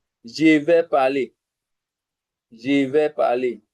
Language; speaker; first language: French; non-native, fluent; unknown